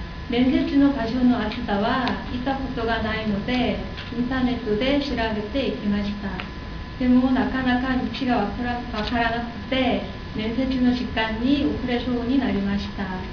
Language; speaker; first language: Japanese; non-native, learner; Korean